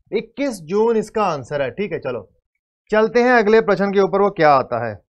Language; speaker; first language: Hindi; native; Hindi